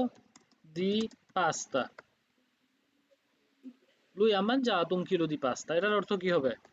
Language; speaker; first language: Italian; non-native, fluent; Bangla